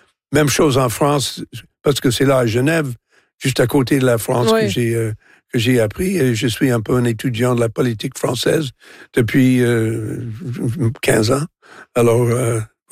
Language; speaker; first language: French; non-native, local second language; English